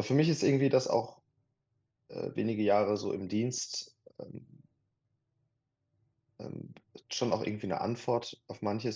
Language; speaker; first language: German; native; German